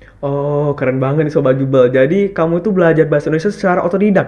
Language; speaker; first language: Indonesian; native; Indonesian